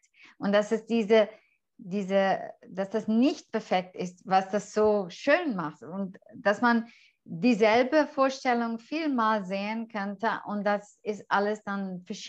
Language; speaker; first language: German; non-native, fluent; English